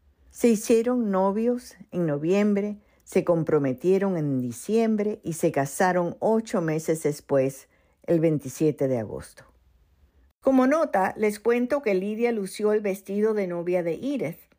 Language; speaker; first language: Spanish; early bilingual, heritage; Spanish